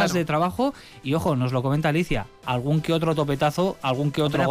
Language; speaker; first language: Spanish; native; Spanish